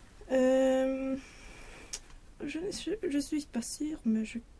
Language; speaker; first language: French; non-native, learner; Swedish